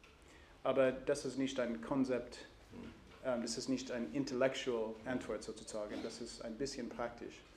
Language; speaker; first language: German; non-native, learner; English